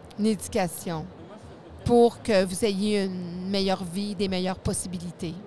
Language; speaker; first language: French; native; French